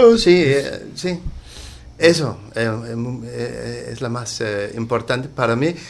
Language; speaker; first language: Spanish; non-native, learner; Danish